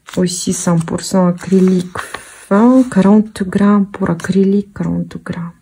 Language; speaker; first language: French; non-native, fluent; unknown